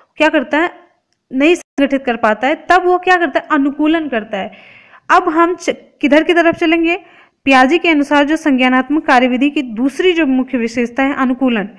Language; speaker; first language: Hindi; native; Hindi